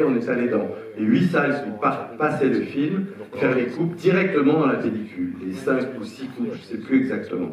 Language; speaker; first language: French; native; French